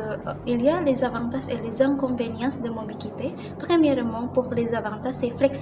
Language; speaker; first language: French; non-native, learner; Indonesian